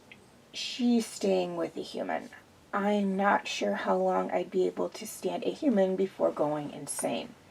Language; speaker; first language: English; native; English